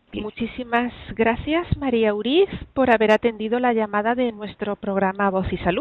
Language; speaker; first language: Spanish; native; Spanish